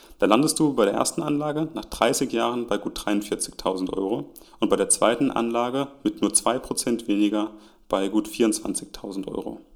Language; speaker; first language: German; native; German